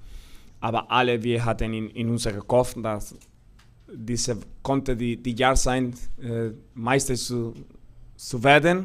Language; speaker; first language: German; non-native, fluent; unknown